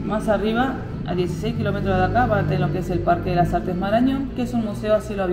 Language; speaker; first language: Spanish; native; Spanish